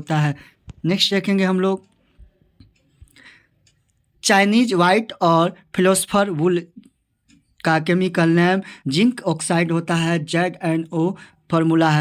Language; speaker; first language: Hindi; native; Hindi